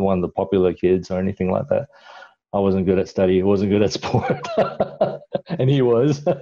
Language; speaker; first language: English; non-native, local second language; Cantonese